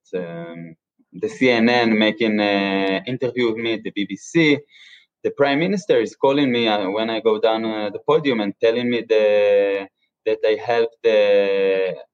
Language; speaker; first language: English; non-native, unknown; Hebrew